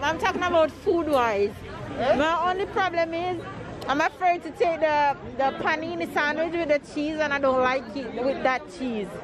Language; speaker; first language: English; native; English